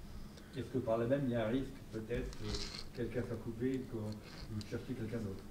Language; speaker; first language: French; native; French